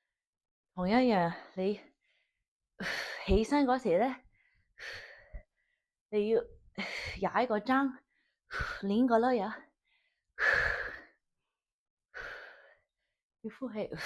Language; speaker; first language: Cantonese; early bilingual, heritage; Cantonese